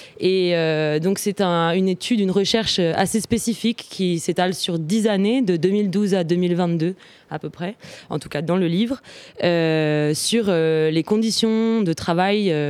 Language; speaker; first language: French; native; French